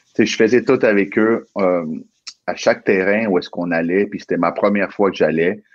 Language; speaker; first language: French; early bilingual, other home language; Spanish